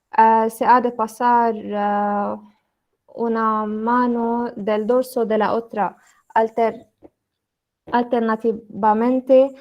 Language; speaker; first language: Spanish; non-native, learner; Arabic